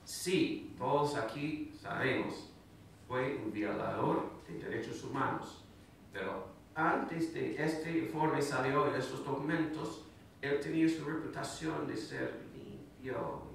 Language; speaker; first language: Spanish; non-native, fluent; English